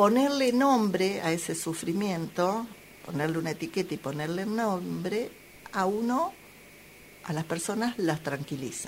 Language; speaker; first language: Spanish; native; Spanish